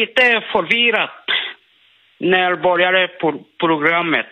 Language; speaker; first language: Swedish; non-native, learner; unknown